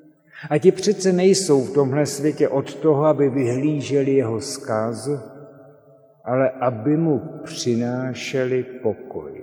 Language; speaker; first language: Czech; native; Czech